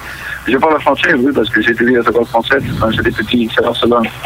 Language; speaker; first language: French; non-native, local second language; Catalan